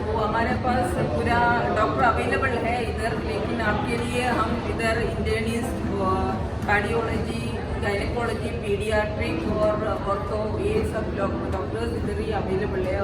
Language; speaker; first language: Hindi; non-native, learner; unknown